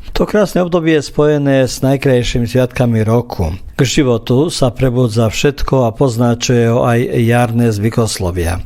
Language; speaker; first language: Slovak; early bilingual, other home language; Croatian